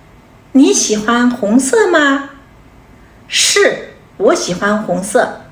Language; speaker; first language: Chinese; non-native, fluent; Kazakh